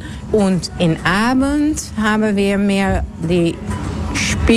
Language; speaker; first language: German; non-native, learner; Dutch